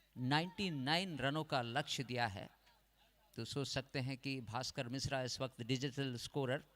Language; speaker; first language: Hindi; non-native, local second language; Bangla